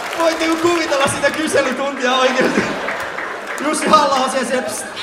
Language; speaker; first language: Finnish; early bilingual, other home language; Persian